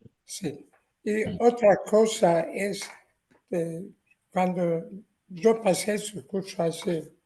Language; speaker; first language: Spanish; non-native, fluent; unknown